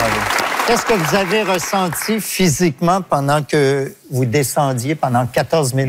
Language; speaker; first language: French; native; French